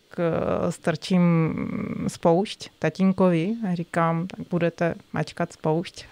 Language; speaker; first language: Czech; non-native, fluent; Russian